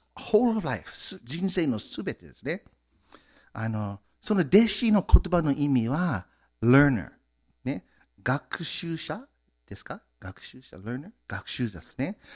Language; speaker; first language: Japanese; non-native, fluent; English